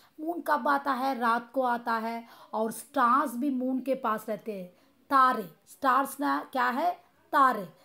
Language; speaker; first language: Hindi; non-native, local second language; Tamil